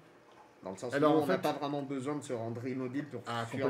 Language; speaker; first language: French; native; French